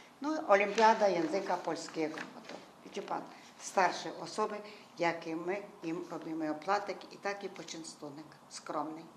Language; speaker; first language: Ukrainian; non-native, local second language; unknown